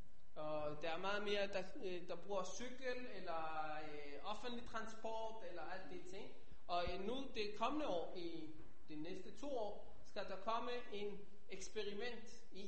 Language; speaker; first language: Danish; non-native, fluent; Hebrew